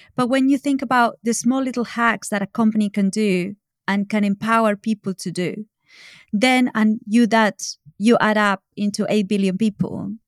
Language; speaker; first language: English; non-native, fluent; Spanish